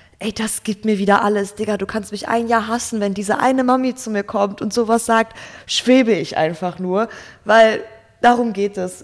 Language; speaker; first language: German; native; German